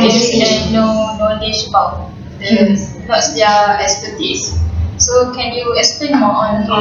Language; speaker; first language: English; non-native, fluent; Malay